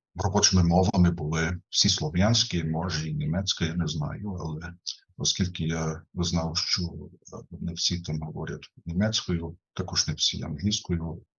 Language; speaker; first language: Ukrainian; non-native, fluent; German